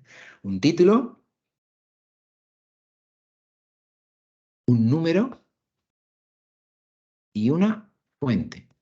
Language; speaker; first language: Spanish; native; Spanish